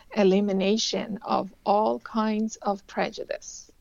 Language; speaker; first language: English; early bilingual, other home language; Persian